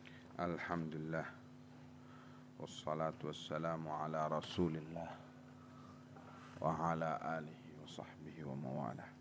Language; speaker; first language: Arabic; non-native, fluent; Indonesian